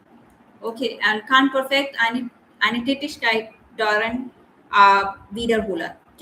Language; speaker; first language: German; non-native, learner; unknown